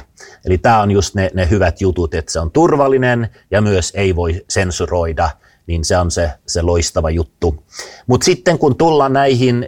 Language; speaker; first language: Finnish; non-native, fluent; Swedish